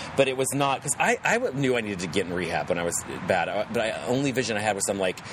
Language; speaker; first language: English; native; English